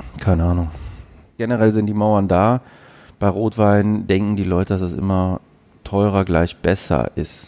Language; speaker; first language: German; early bilingual, other home language; Greek